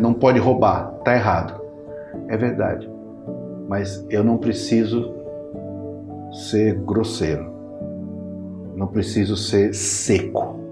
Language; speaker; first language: Portuguese; native; Portuguese